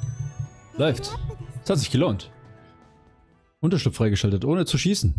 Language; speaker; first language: German; native; German